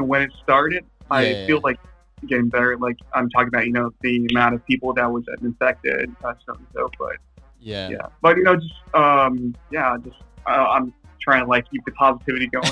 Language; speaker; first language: English; non-native, fluent; Japanese